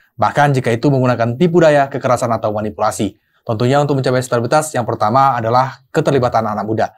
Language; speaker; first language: Indonesian; native; Indonesian